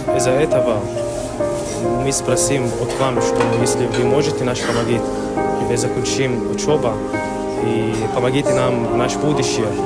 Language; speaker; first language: Russian; non-native, learner; Arabic